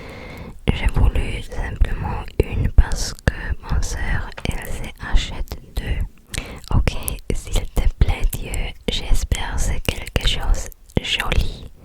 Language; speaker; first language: French; non-native, learner; English